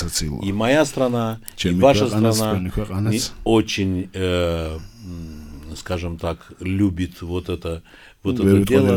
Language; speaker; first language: Russian; non-native, local second language; Georgian